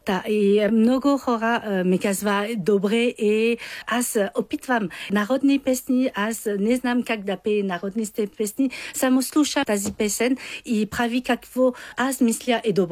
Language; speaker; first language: Bulgarian; non-native, learner; Chinese